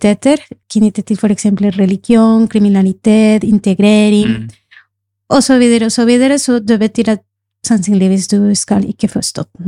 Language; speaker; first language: Norwegian; non-native, fluent; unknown